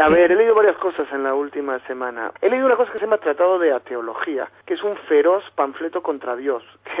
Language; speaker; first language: Spanish; native; Spanish